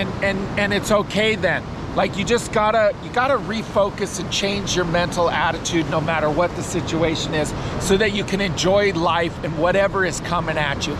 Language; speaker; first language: English; native; English